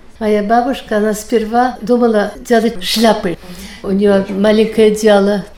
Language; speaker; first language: Russian; early bilingual, heritage; Russian